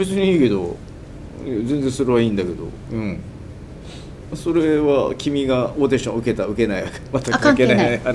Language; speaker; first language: Japanese; native; Japanese